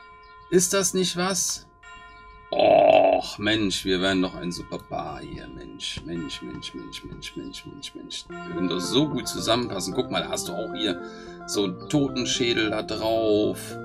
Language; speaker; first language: German; native; German